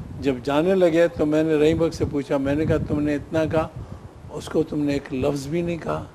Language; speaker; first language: Urdu; non-native, local second language; Sindhi